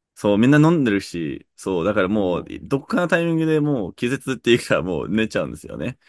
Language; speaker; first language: Japanese; native; Japanese